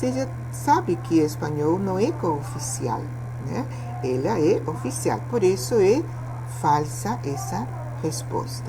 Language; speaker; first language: Portuguese; non-native, fluent; Spanish